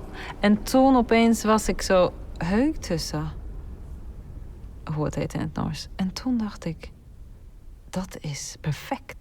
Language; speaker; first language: Dutch; non-native, fluent; Norwegian